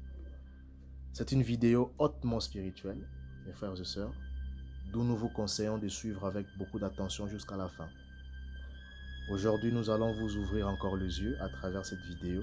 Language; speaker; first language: French; non-native, local second language; Kongo